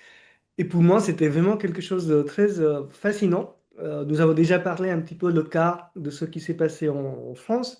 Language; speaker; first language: French; non-native, fluent; Marathi